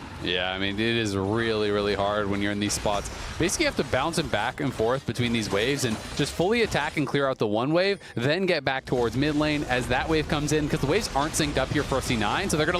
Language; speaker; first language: English; native; English